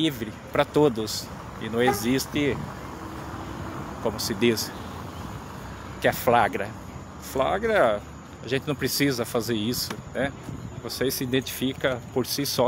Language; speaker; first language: Portuguese; native; Portuguese